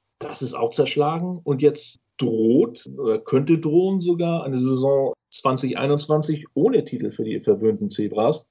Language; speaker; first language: German; native; German